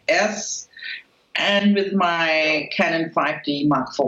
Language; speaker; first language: English; non-native, fluent; Spanish